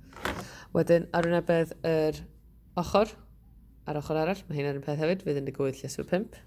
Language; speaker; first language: Welsh; native; Welsh